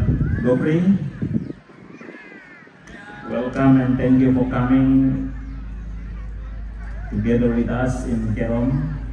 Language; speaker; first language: English; non-native, learner; Indonesian